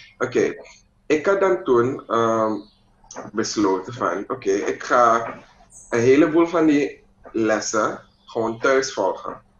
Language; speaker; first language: Dutch; native; Dutch